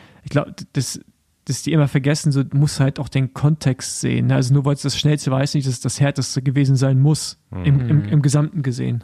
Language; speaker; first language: German; native; German